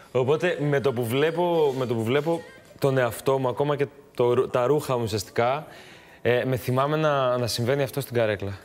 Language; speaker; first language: Greek; early bilingual, other home language; Albanian